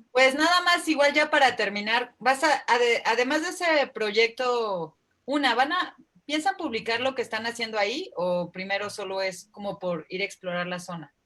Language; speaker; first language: Spanish; native; Spanish